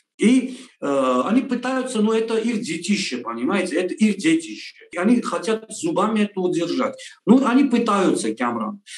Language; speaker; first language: Russian; non-native, local second language; Armenian